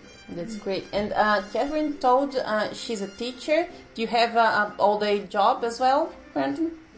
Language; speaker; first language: English; non-native, fluent; Portuguese